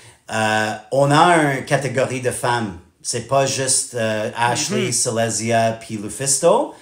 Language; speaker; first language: French; non-native, fluent; English